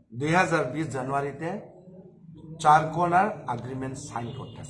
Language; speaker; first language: Bangla; non-native, local second language; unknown